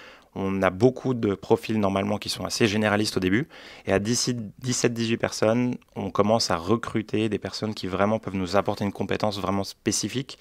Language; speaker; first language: French; native; French